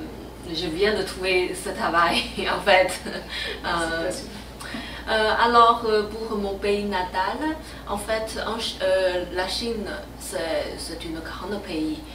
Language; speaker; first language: French; non-native, learner; Chinese